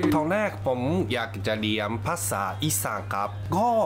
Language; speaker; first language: Thai; non-native, fluent; Japanese